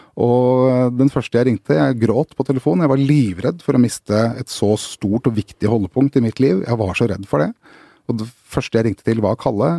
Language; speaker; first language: Norwegian; native; Norwegian